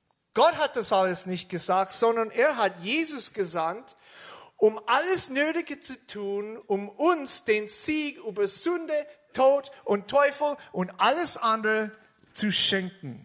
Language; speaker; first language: German; non-native, fluent; English